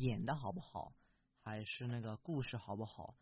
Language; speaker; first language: Chinese; early bilingual, heritage; English